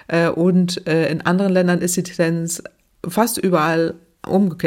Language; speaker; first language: German; native; German